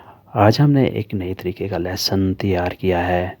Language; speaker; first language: Urdu; native; Urdu